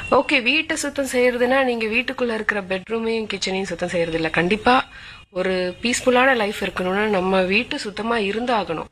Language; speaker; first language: Tamil; non-native, local second language; Malayalam